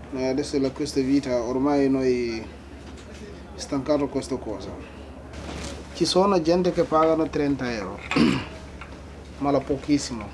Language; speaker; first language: Italian; non-native, learner; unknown